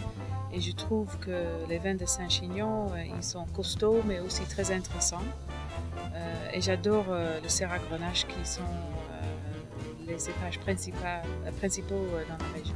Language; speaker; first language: French; early bilingual, other home language; English